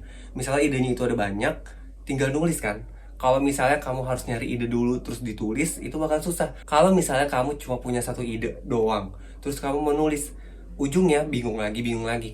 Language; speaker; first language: Indonesian; native; Indonesian